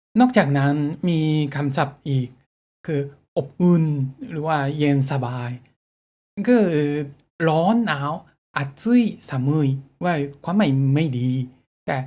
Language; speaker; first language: Thai; non-native, learner; Japanese